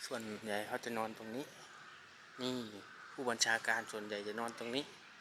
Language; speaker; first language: Thai; native; Thai